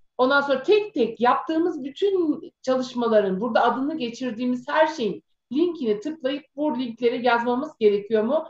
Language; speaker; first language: Turkish; native; Turkish